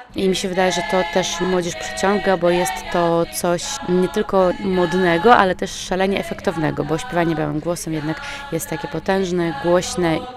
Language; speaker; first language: Polish; native; Polish